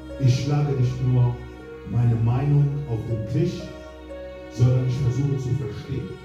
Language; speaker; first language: German; non-native, fluent; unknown